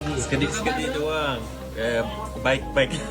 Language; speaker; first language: Indonesian; non-native, learner; French